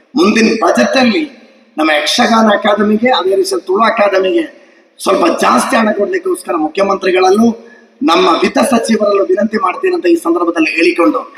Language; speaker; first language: Kannada; non-native, local second language; Tulu